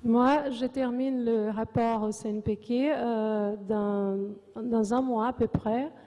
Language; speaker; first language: French; non-native, fluent; Portuguese